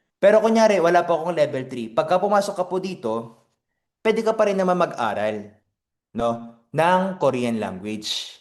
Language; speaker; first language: Filipino; non-native, fluent; Korean